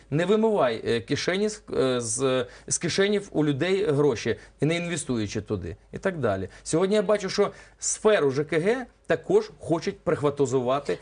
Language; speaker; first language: Ukrainian; non-native, local second language; Russian